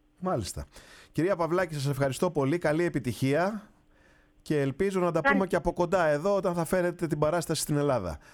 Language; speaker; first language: Greek; native; Greek